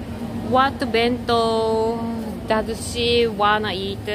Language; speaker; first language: English; non-native, learner; Japanese